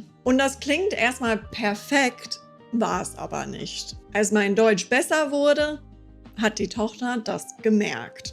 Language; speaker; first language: German; non-native, fluent; English